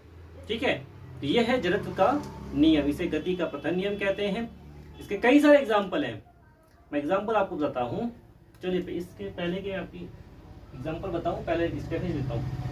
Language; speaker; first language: Hindi; native; Hindi